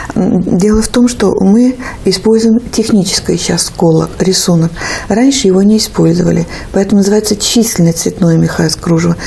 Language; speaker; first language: Russian; native; Russian